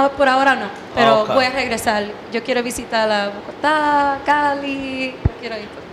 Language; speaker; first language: Spanish; early bilingual, heritage; English